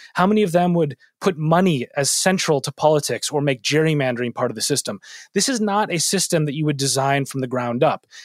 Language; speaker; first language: English; native; English